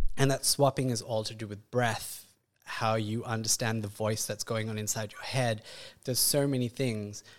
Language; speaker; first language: English; native; English